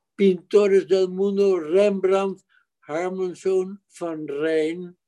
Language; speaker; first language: Spanish; non-native, fluent; Dutch